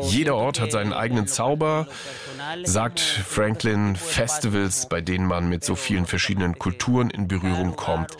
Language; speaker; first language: German; native; German